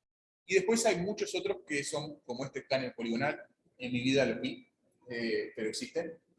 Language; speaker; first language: Spanish; native; Spanish